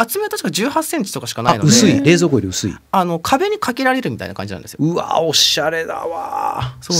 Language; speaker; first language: Japanese; native; Japanese